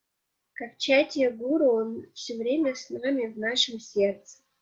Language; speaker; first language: Russian; native; Russian